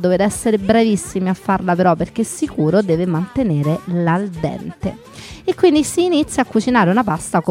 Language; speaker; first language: Italian; native; Italian